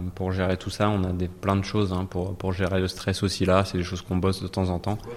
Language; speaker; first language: French; native; French